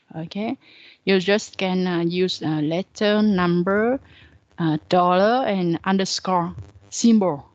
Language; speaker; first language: English; non-native, learner; Vietnamese